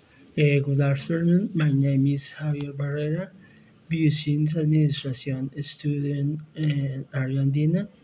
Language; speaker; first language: English; non-native, learner; Spanish